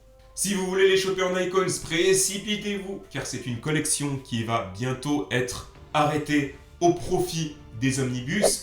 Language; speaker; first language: French; native; French